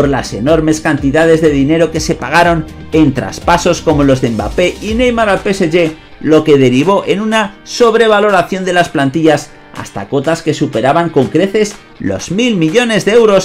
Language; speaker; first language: Spanish; native; Spanish